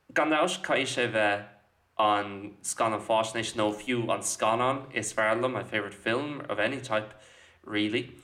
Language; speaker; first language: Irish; non-native, local second language; English